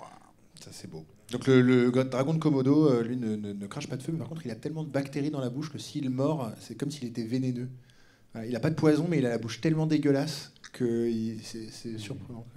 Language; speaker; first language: French; native; French